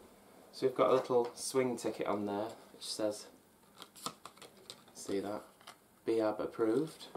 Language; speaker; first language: English; native; English